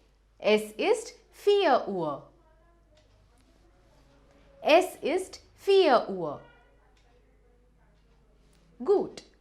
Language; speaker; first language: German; non-native, fluent; Hindi